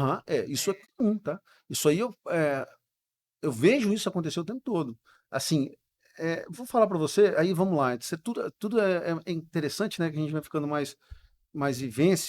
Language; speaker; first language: Portuguese; native; Portuguese